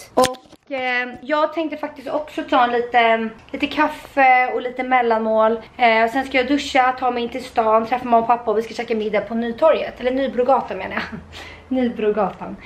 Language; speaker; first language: Swedish; native; Swedish